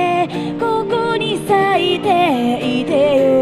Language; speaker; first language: Japanese; native; Japanese